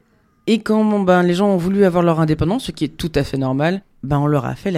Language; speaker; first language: French; native; French